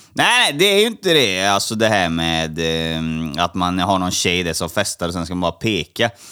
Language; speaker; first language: Swedish; native; Swedish